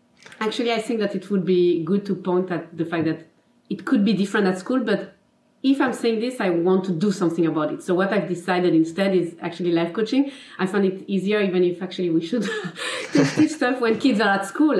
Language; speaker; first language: English; non-native, fluent; French